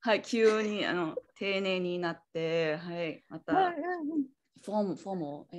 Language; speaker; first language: Japanese; non-native, learner; English